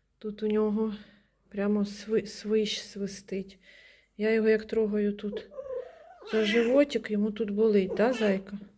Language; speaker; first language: Ukrainian; native; Ukrainian